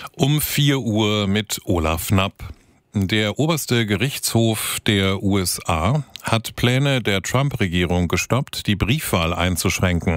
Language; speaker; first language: German; native; German